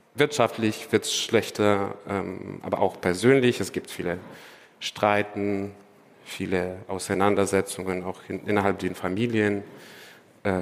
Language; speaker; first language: German; non-native, fluent; Ukrainian